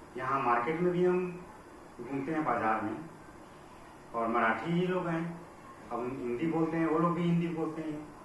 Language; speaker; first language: Hindi; native; Hindi